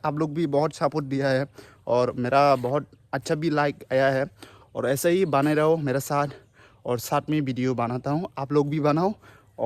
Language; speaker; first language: Hindi; non-native, local second language; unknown